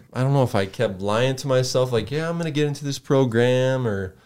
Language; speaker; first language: English; native; English